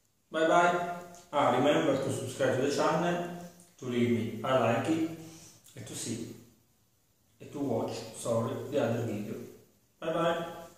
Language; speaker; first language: English; non-native, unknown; Italian